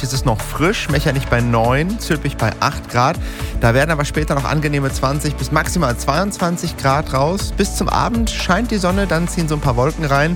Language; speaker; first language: German; native; German